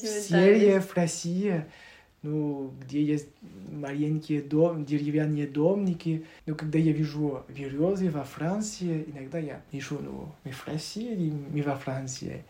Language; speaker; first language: Russian; non-native, learner; French